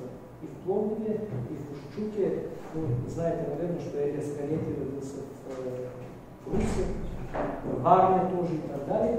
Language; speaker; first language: Russian; non-native, fluent; Bulgarian